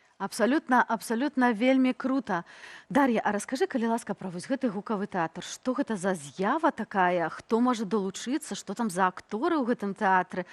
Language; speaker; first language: Belarusian; native; Belarusian